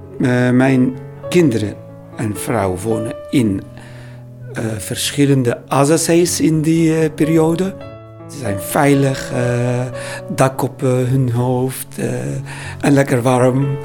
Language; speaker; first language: Dutch; non-native, learner; Arabic